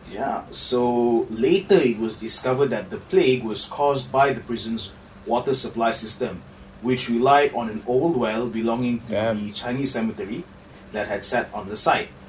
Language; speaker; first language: English; non-native, local second language; Malay